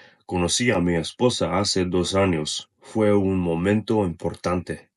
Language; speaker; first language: Spanish; non-native, learner; Russian